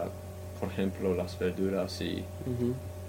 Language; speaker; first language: Spanish; non-native, fluent; English